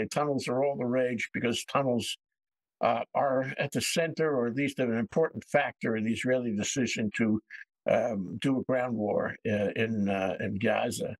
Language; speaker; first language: English; native; English